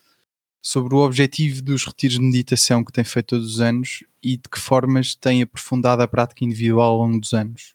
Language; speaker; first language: Portuguese; native; Portuguese